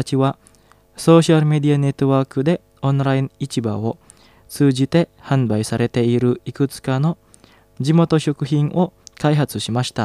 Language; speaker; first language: Japanese; non-native, fluent; Indonesian